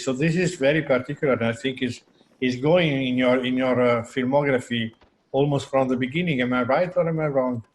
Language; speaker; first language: English; non-native, fluent; Italian